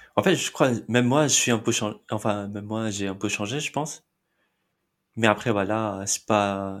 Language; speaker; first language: French; non-native, fluent; Marathi